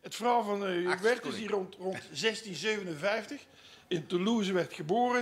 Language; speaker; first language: Dutch; native; Dutch